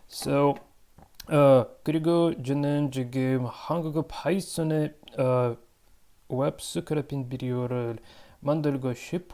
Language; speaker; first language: Korean; non-native, learner; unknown